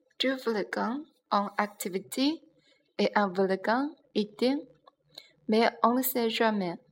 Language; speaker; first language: French; non-native, learner; Chinese